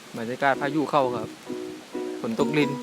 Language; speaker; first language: Thai; non-native, local second language; Northeastern Thai